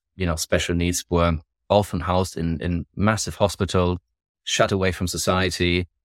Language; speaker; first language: English; non-native, fluent; German